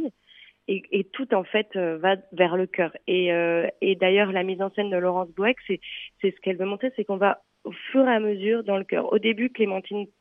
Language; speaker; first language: French; native; French